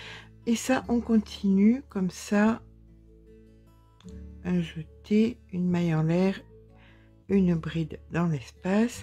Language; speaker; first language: French; native; French